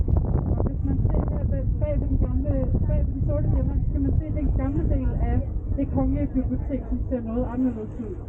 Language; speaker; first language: Danish; native; Danish